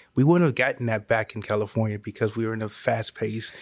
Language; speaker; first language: English; native; English